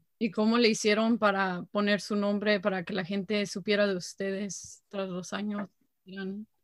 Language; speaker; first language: Spanish; early bilingual, heritage; Spanish